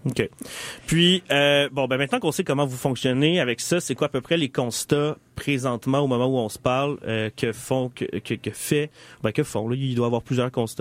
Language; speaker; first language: French; native; French